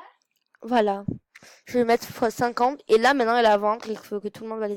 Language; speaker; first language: French; native; French